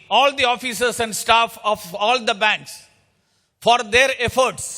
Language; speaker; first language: English; non-native, local second language; Malayalam